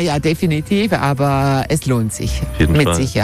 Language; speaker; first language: German; non-native, fluent; Croatian